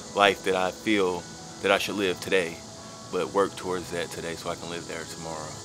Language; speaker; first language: English; native; English